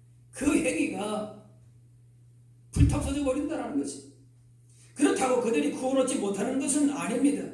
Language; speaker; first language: Korean; native; Korean